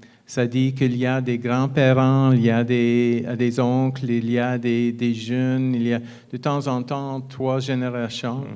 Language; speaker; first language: French; non-native, fluent; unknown